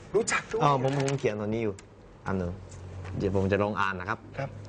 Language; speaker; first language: Thai; non-native, fluent; Japanese